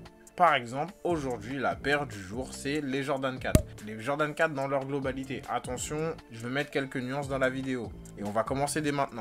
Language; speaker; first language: French; native; French